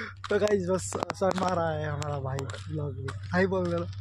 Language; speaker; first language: Hindi; non-native, local second language; Nepali